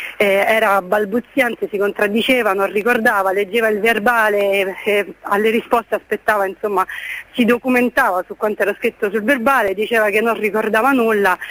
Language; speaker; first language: Italian; native; Italian